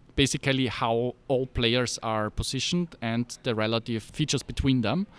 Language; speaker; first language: English; non-native, fluent; German